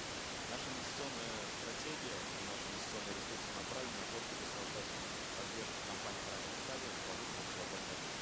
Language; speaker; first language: Russian; native; Russian